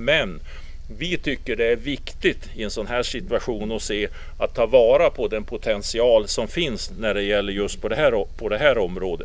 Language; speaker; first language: Swedish; native; Swedish